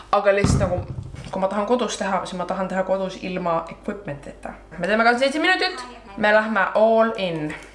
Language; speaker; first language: Estonian; native; Estonian